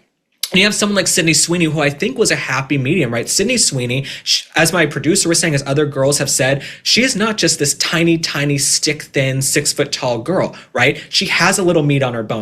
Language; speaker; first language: English; native; English